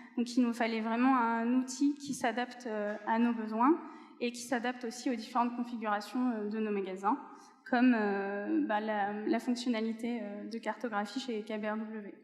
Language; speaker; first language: French; native; French